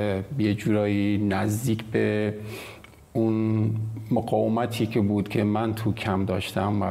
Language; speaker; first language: Persian; non-native, local second language; Kurdish